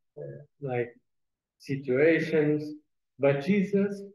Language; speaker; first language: English; non-native, fluent; Portuguese